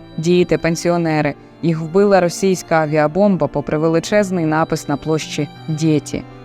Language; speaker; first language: Ukrainian; native; Ukrainian